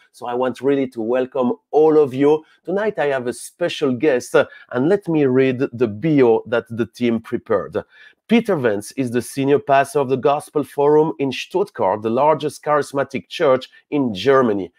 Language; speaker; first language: English; non-native, fluent; French